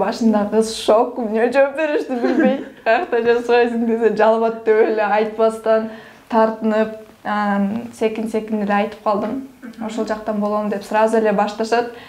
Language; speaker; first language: Kyrgyz; non-native, local second language; Russian